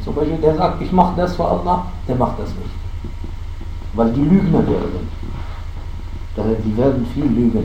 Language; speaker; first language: German; non-native, fluent; Arabic